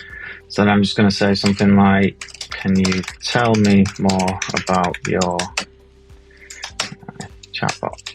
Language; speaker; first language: English; native; English